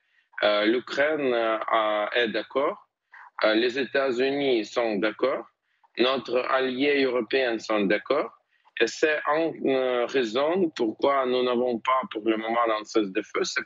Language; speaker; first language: French; non-native, learner; Ukrainian